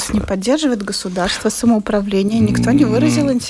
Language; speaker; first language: Russian; native; Russian